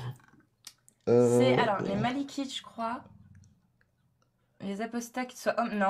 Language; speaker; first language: French; native; French